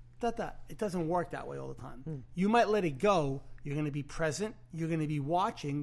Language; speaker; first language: English; native; English